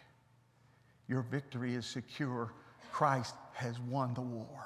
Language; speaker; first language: English; native; English